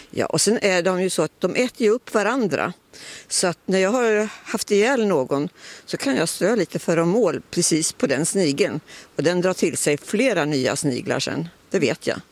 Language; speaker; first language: Swedish; native; Swedish